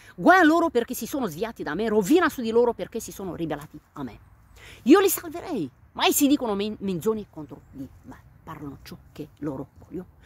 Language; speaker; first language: Italian; non-native, fluent; Romanian